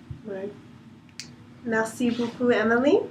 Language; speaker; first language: French; non-native, learner; English